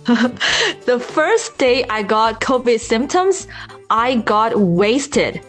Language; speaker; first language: English; non-native, fluent; Chinese